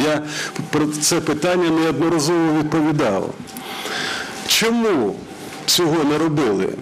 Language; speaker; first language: Ukrainian; non-native, local second language; Russian